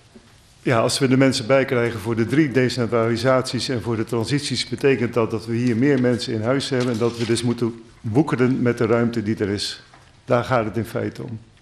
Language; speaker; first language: Dutch; native; Dutch